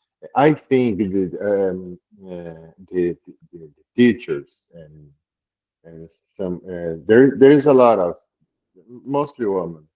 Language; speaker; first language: English; non-native, learner; Portuguese